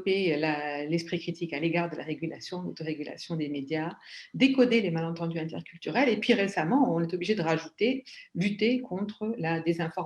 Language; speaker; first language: French; native; French